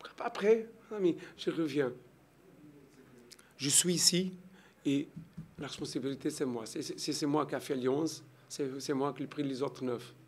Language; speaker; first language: French; non-native, learner; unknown